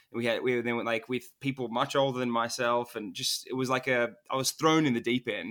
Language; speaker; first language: English; non-native, local second language; Turkish